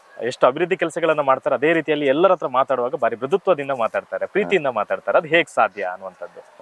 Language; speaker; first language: Kannada; native; Kannada